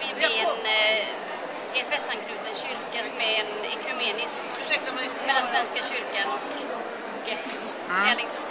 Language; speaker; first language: Swedish; native; Swedish